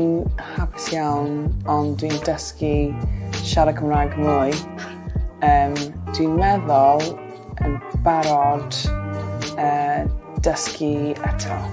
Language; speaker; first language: Welsh; non-native, learner; English